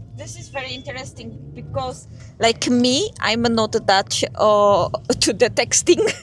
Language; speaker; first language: English; non-native, learner; Polish